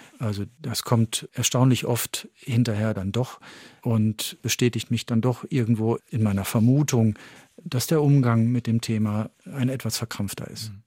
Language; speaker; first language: German; early bilingual, heritage; French